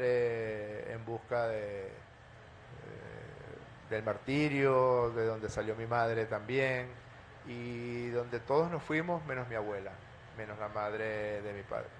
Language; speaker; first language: Spanish; native; Spanish